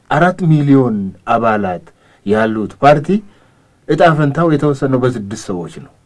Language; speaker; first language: Amharic; non-native, local second language; Oromo